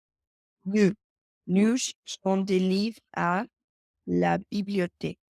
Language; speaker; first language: French; non-native, learner; English